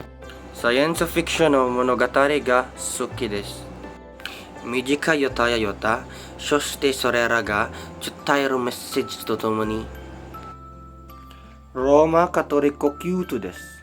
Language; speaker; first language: Japanese; non-native, learner; Hiligaynon